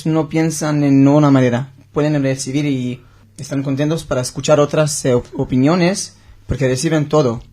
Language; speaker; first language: Spanish; non-native, learner; Hebrew